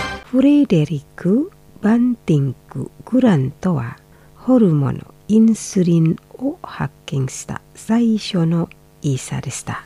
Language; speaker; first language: Japanese; non-native, fluent; Indonesian